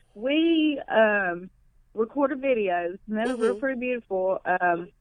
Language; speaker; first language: English; native; English